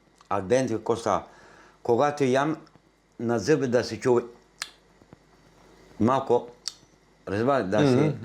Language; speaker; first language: Bulgarian; non-native, learner; Italian